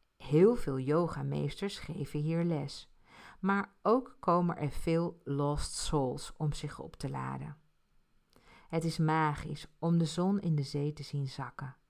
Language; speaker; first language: Dutch; early bilingual, other home language; Spanish